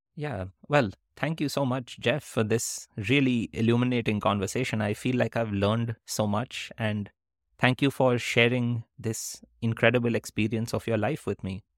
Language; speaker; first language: English; non-native, local second language; Hindi